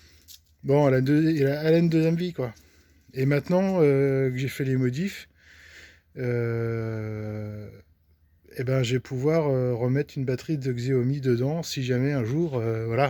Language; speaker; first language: French; native; French